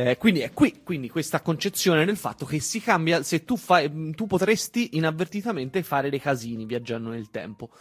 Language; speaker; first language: Italian; native; Italian